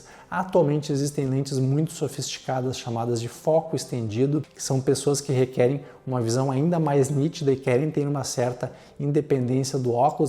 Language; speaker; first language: Portuguese; native; Portuguese